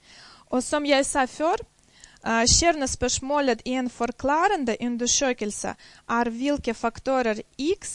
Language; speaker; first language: Norwegian; non-native, fluent; Dutch